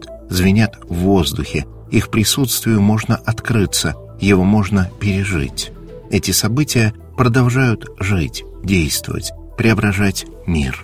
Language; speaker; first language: Russian; native; Russian